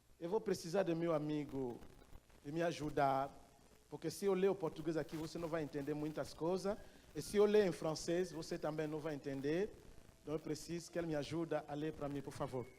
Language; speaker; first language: Portuguese; non-native, fluent; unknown